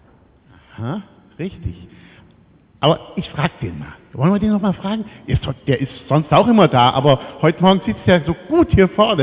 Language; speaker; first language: German; native; German